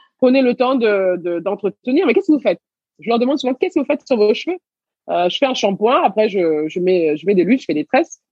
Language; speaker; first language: French; early bilingual, other home language; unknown